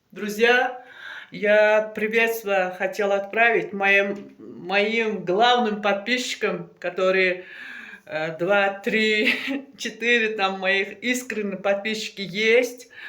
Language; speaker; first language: Russian; non-native, local second language; Uzbek